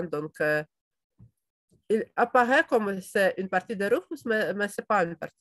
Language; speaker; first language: French; non-native, fluent; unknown